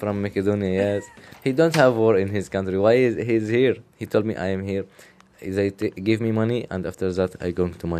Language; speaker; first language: English; non-native, learner; Arabic